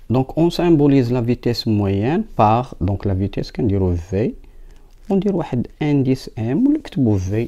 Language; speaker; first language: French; non-native, local second language; Arabic